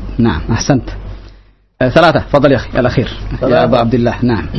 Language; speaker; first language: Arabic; non-native, fluent; Indonesian